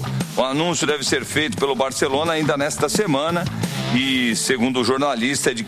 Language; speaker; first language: Portuguese; native; Portuguese